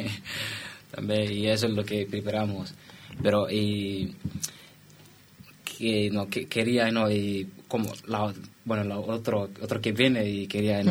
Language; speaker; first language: Spanish; non-native, learner; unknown